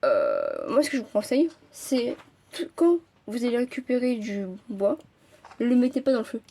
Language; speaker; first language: French; native; French